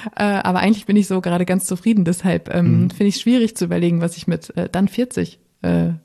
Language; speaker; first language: German; native; German